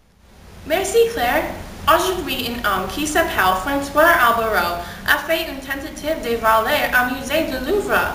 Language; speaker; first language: French; non-native, learner; English